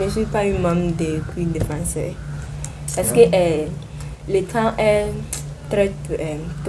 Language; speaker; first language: French; non-native, learner; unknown